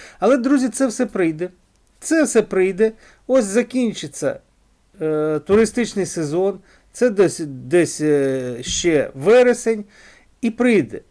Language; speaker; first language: Ukrainian; non-native, local second language; Russian